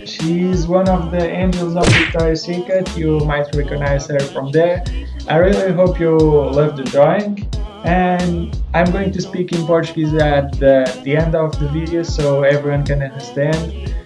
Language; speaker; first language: English; non-native, fluent; Portuguese